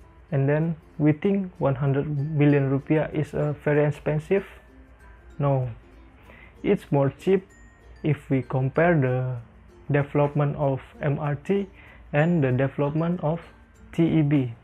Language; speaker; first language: English; non-native, learner; Indonesian